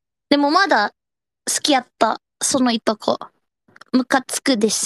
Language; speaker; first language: Japanese; non-native, learner; Indonesian